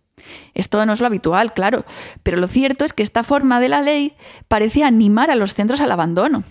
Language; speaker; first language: Spanish; native; Spanish